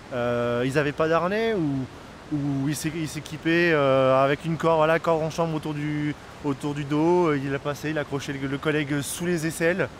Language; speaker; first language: French; native; French